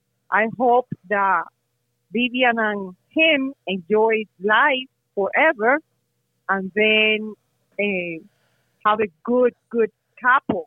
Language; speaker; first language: English; non-native, learner; Spanish